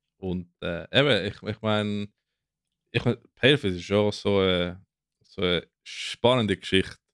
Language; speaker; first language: German; non-native, fluent; English